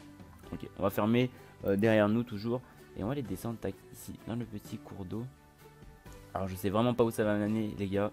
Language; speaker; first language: French; native; French